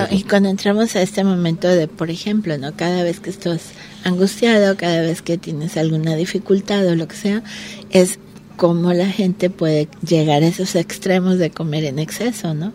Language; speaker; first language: Spanish; native; Spanish